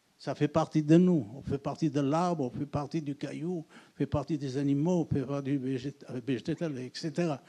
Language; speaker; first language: French; non-native, local second language; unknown